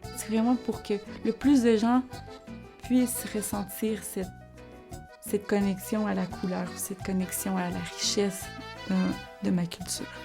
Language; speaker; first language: French; non-native, fluent; Spanish